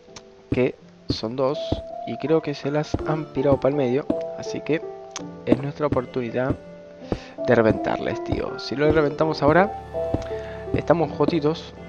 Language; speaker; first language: Spanish; native; Spanish